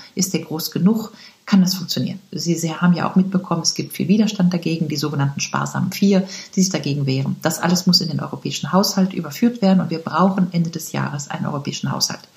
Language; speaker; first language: German; native; German